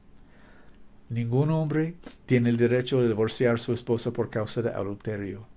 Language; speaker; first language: Spanish; non-native, learner; English